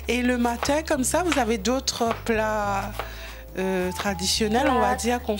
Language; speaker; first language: French; non-native, local second language; Morisyen